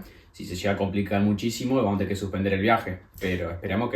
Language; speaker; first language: Spanish; native; Spanish